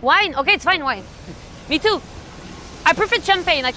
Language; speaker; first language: English; non-native, learner; French